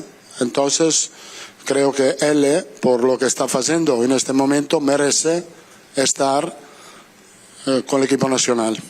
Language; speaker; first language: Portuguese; non-native, learner; Italian